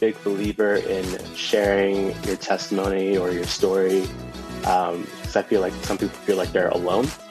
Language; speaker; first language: English; native; English